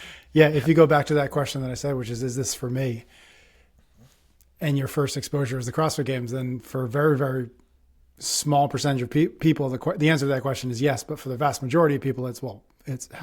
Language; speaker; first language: English; native; English